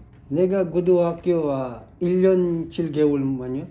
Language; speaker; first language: Korean; non-native, learner; Filipino